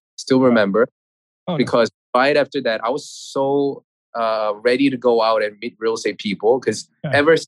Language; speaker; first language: English; non-native, fluent; Korean